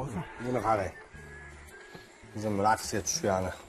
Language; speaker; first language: Korean; non-native, learner; Uzbek